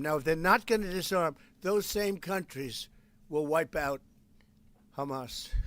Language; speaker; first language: English; native; English